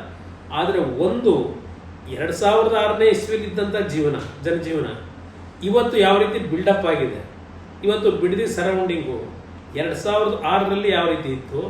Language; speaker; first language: Kannada; native; Kannada